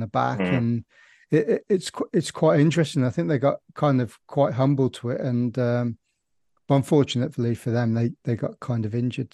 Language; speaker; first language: English; native; English